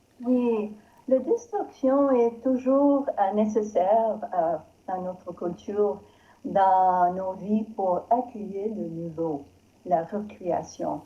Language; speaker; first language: French; non-native, learner; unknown